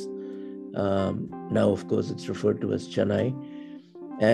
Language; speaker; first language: English; non-native, local second language; Tamil